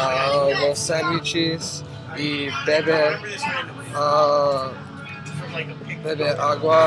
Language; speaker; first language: Spanish; non-native, learner; English